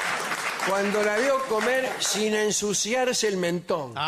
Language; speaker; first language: Spanish; native; Spanish